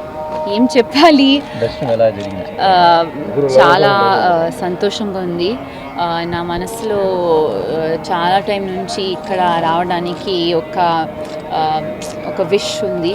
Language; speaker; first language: Telugu; non-native, local second language; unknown